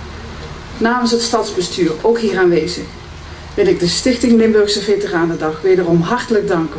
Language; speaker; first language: Dutch; native; Dutch